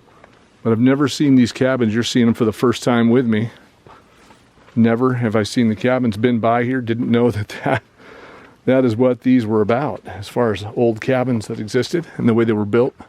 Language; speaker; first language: English; native; English